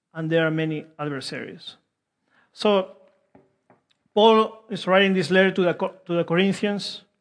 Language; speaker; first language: English; non-native, fluent; Spanish